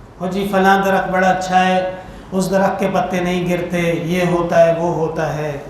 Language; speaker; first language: Urdu; non-native, local second language; Pashto